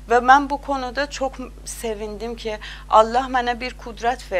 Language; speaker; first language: Turkish; non-native, learner; Azerbaijani